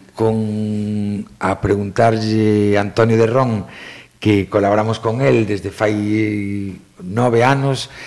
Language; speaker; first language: Galician; native; Galician